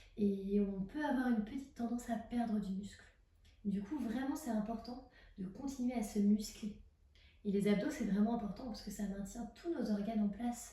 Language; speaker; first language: French; native; French